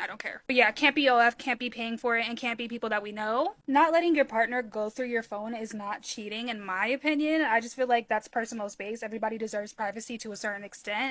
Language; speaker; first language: English; native; English